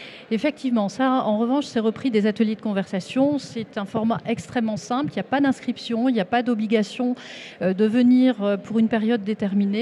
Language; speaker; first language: French; native; French